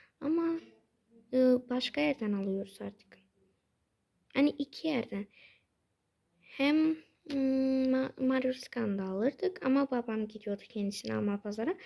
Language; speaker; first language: Turkish; early bilingual, heritage; Turkish